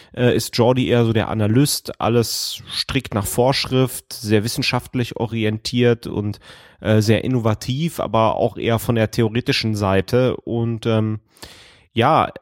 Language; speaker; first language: German; native; German